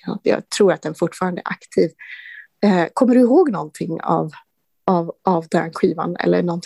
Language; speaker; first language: Swedish; native; Swedish